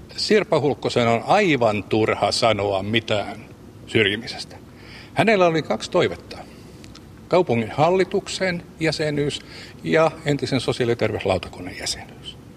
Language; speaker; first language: Finnish; native; Finnish